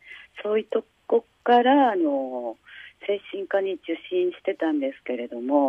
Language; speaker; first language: Japanese; native; Japanese